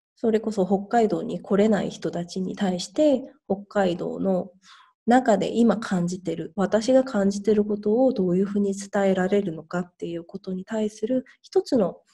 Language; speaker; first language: Japanese; non-native, fluent; Korean